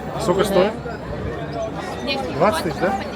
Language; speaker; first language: Russian; native; Russian